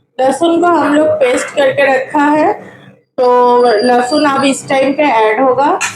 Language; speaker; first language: Hindi; non-native, local second language; Bangla